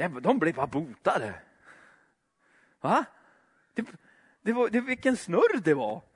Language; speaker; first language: Swedish; native; Swedish